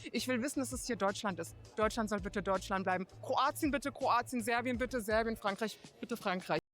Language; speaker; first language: German; non-native, fluent; Serbian